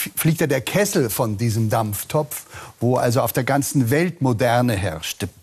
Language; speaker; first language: German; native; German